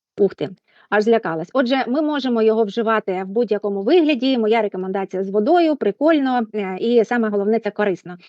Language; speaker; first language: Ukrainian; non-native, local second language; Russian